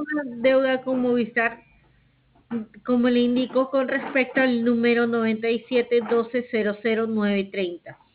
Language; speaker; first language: Spanish; native; Spanish